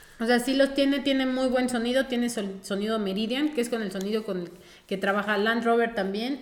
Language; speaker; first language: Spanish; native; Spanish